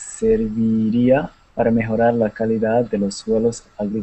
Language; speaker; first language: Spanish; non-native, learner; English